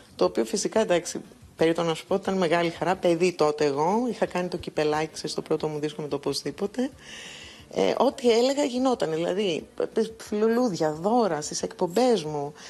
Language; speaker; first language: Greek; early bilingual, heritage; Greek